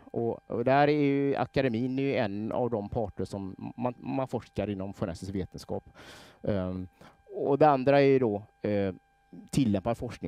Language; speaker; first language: Swedish; native; Swedish